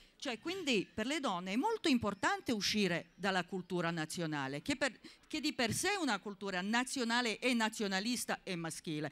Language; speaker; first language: Italian; non-native, fluent; Serbian